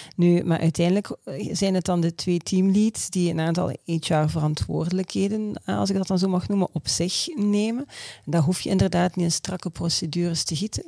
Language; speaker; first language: Dutch; native; Dutch